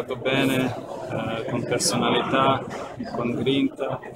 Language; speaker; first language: Italian; non-native, fluent; Serbian